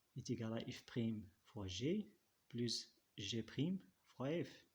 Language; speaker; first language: French; non-native, local second language; Arabic